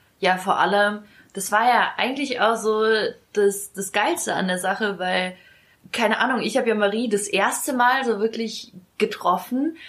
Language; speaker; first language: German; early bilingual, other home language; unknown